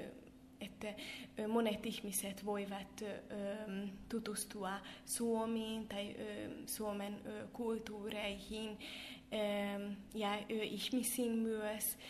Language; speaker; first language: Finnish; non-native, fluent; Hungarian